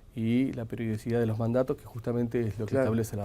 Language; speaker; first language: Spanish; native; Spanish